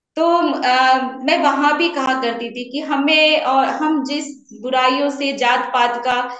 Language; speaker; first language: Hindi; native; Hindi